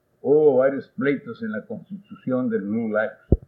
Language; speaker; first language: Spanish; early bilingual, heritage; Spanish